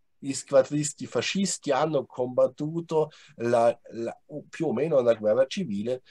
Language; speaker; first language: Italian; non-native, fluent; German